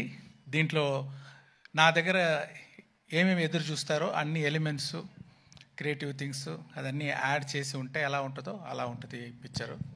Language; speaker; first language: Telugu; non-native, local second language; Tamil